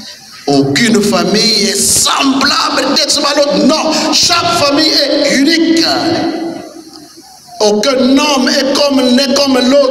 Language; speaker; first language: French; non-native, local second language; Kituba (Democratic Republic of Congo)